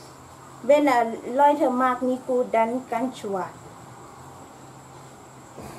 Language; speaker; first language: German; non-native, learner; Thai